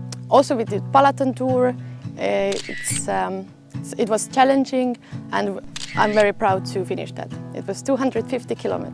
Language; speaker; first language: English; non-native, learner; Estonian